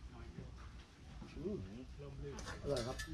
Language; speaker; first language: Thai; native; Thai